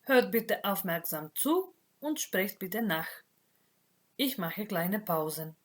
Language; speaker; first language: German; non-native, fluent; Macedonian